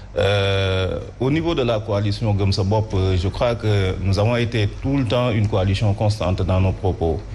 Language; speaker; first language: French; non-native, local second language; Wolof